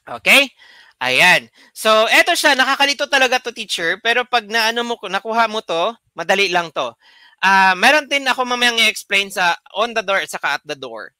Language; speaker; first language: Filipino; native; Filipino